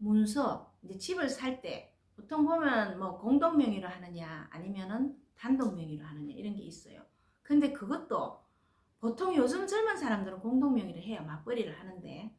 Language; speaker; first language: Korean; native; Korean